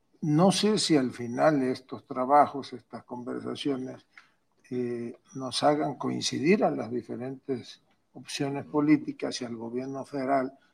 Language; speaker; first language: Spanish; native; Spanish